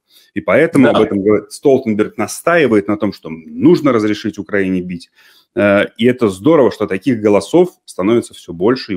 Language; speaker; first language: Russian; native; Russian